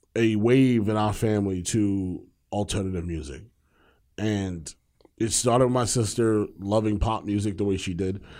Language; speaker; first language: English; native; English